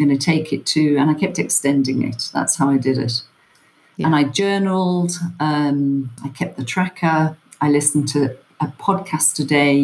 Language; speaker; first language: English; native; English